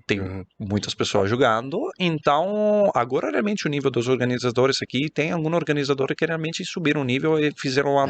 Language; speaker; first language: Portuguese; non-native, fluent; Italian